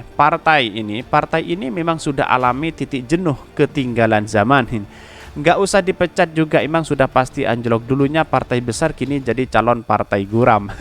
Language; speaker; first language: Indonesian; native; Indonesian